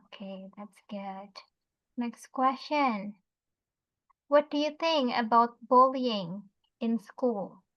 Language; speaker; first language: English; non-native, fluent; Indonesian